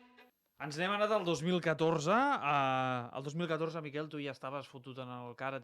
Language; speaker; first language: Catalan; native; Catalan